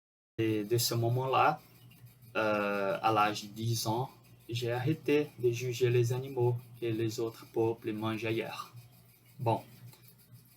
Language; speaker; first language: French; non-native, fluent; Portuguese